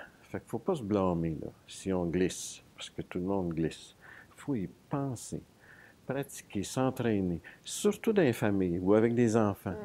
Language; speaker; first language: French; native; French